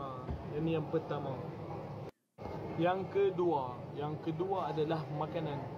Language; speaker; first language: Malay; non-native, fluent; Arabic